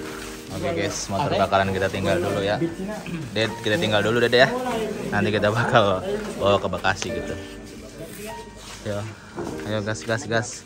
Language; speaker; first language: Indonesian; native; Indonesian